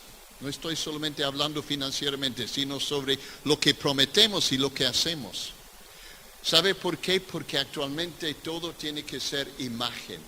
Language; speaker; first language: Spanish; non-native, fluent; English